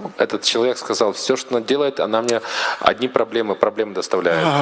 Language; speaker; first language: Russian; native; Russian